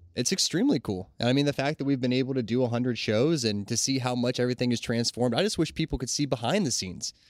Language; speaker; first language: English; native; English